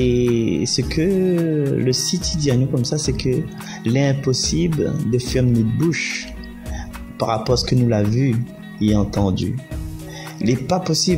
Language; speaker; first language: French; non-native, learner; Réunion Creole French